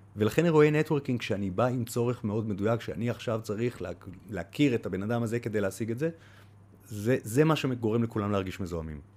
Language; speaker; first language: Hebrew; native; Hebrew